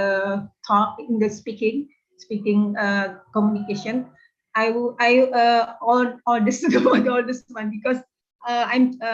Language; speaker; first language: English; non-native, learner; Indonesian